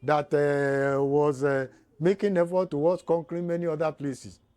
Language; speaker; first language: English; non-native, local second language; Yoruba